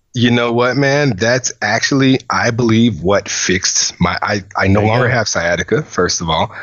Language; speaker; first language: English; native; English